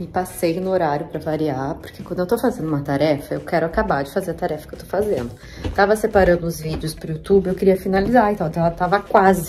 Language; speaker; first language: Portuguese; native; Portuguese